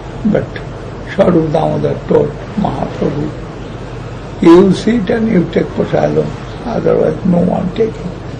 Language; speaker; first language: English; non-native, local second language; Bangla